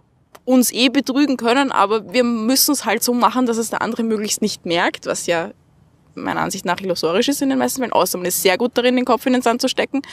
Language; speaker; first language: German; native; German